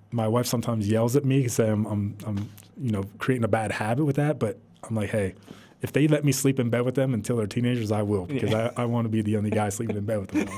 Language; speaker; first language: English; native; English